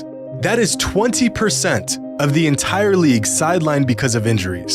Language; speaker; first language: English; native; English